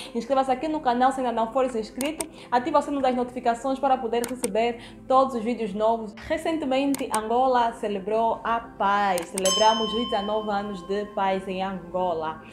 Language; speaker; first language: Portuguese; native; Portuguese